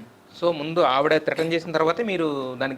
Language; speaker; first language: Telugu; native; Telugu